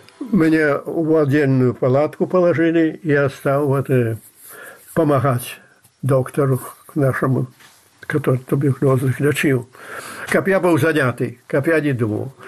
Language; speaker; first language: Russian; non-native, fluent; Belarusian